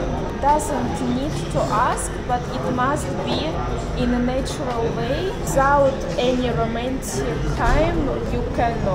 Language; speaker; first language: English; non-native, learner; Russian